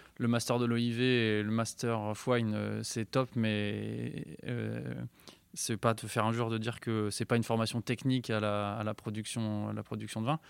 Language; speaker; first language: French; native; French